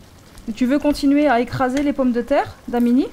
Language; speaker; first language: French; native; French